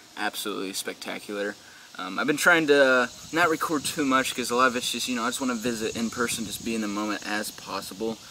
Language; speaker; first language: English; native; English